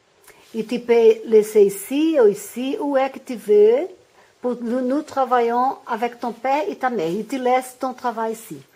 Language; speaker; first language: French; non-native, learner; Portuguese